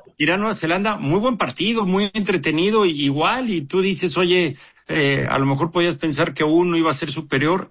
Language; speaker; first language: Spanish; native; Spanish